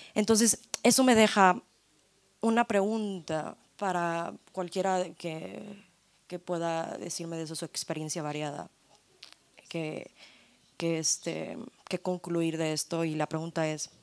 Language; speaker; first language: Spanish; native; Spanish